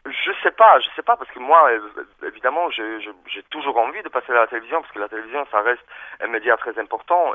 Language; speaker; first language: French; early bilingual, other home language; Polish